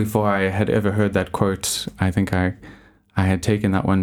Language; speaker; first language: English; native; English